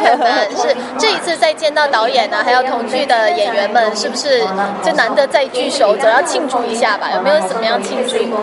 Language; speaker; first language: Chinese; native; Chinese